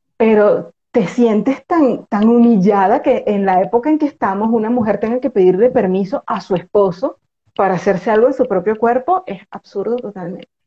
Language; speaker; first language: Spanish; native; Spanish